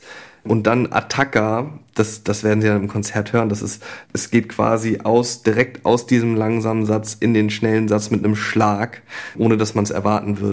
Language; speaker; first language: German; native; German